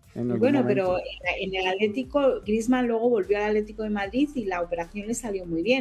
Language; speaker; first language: Spanish; native; Spanish